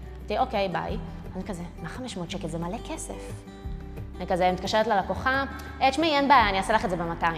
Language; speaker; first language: Hebrew; early bilingual, other home language; Russian